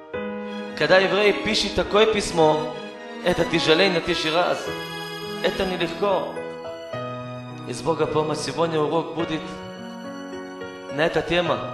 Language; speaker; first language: Russian; non-native, learner; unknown